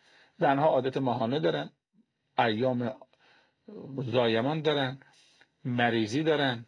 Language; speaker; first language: Persian; native; Persian